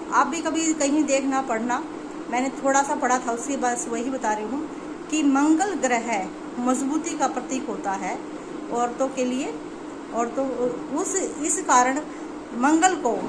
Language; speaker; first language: Hindi; native; Hindi